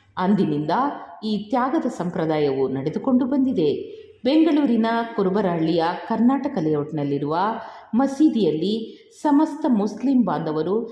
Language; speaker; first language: Kannada; native; Kannada